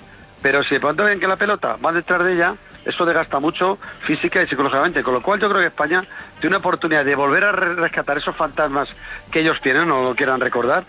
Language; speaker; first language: Spanish; native; Spanish